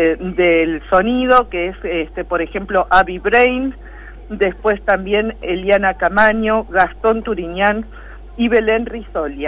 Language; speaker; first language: Spanish; native; Spanish